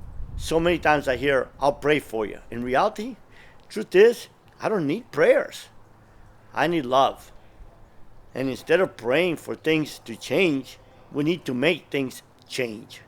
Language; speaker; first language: English; early bilingual, other home language; Spanish